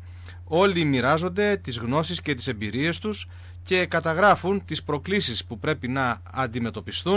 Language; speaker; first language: Greek; native; Greek